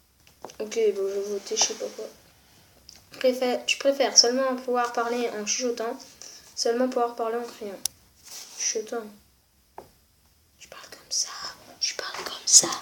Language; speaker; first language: French; native; French